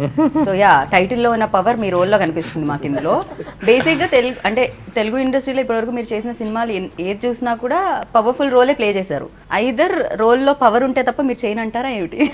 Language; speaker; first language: Telugu; native; Telugu